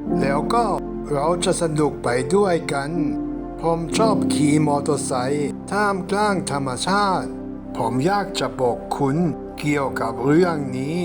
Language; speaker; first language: Thai; non-native, fluent; German